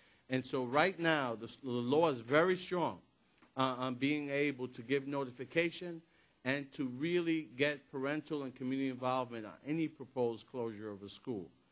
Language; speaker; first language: English; early bilingual, other home language; Spanish